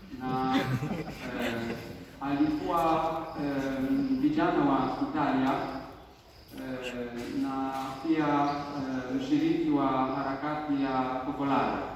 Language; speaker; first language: Swahili; non-native, fluent; Polish